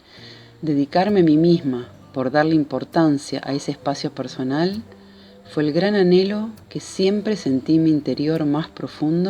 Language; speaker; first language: Spanish; native; Spanish